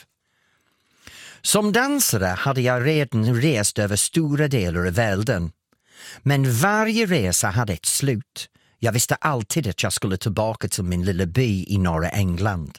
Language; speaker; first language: Swedish; non-native, fluent; English